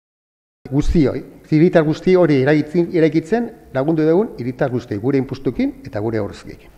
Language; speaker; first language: Basque; native; Basque